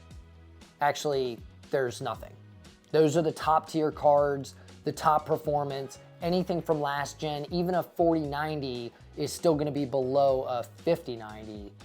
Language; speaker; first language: English; native; English